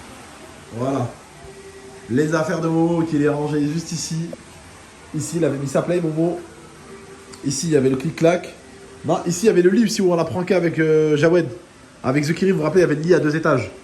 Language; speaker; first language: French; native; French